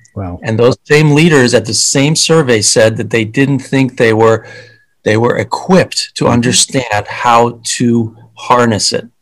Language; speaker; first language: English; early bilingual, other home language; Hungarian